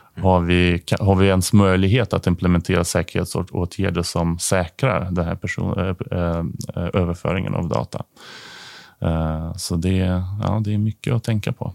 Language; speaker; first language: Swedish; non-native, fluent; Ukrainian